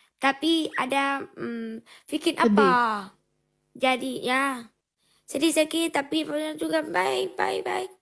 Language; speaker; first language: Indonesian; non-native, learner; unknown